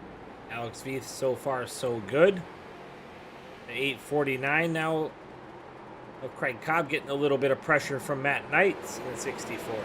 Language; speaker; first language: English; native; English